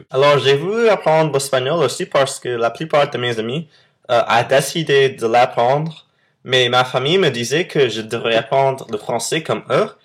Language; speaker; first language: French; non-native, fluent; English